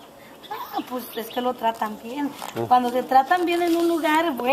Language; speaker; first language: Spanish; native; Spanish